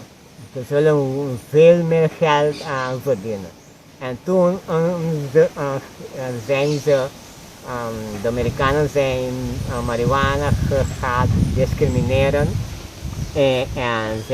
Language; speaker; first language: Dutch; non-native, local second language; Papiamento